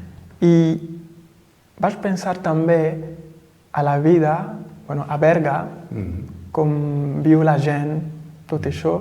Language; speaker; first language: Catalan; non-native, fluent; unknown